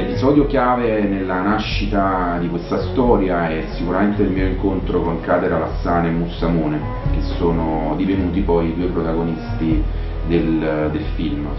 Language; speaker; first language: Italian; native; Italian